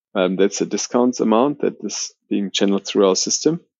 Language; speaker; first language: English; non-native, fluent; German